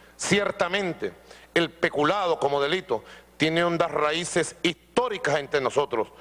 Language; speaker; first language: Spanish; native; Spanish